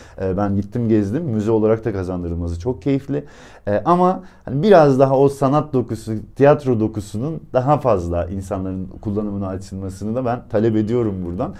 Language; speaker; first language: Turkish; native; Turkish